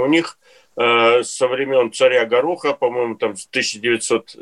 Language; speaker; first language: Russian; native; Russian